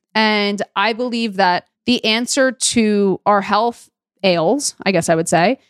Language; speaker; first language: English; native; English